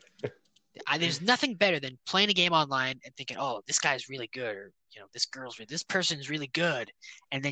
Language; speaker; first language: English; native; English